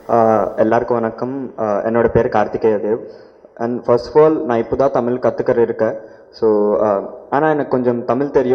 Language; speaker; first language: Tamil; non-native, learner; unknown